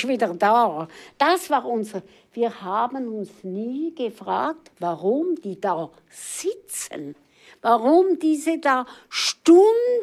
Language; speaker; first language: German; native; German